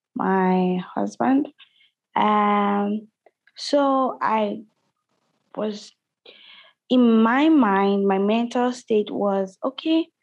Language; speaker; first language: English; non-native, local second language; Yoruba